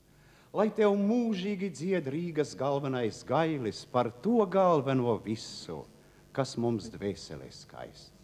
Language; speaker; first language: Latvian; native; Latvian